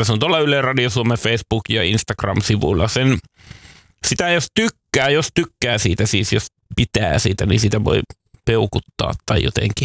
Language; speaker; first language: Finnish; native; Finnish